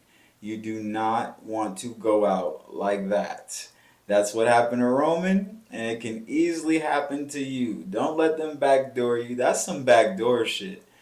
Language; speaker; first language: English; native; English